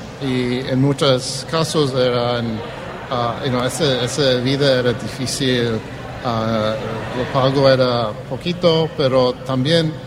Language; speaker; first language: Spanish; early bilingual, heritage; Spanish